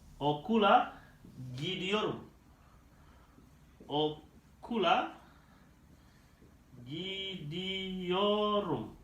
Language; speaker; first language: Turkish; non-native, learner; Indonesian